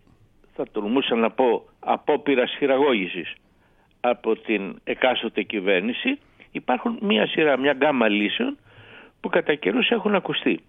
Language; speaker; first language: Greek; native; Greek